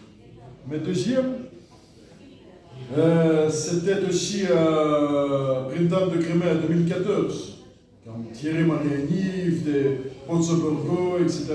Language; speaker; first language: French; non-native, learner; Russian